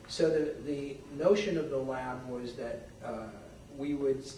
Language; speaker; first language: English; native; English